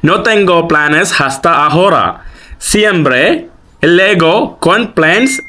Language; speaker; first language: Spanish; non-native, learner; Malayalam